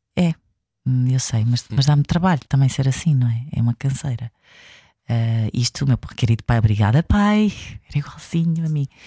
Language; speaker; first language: Portuguese; native; Portuguese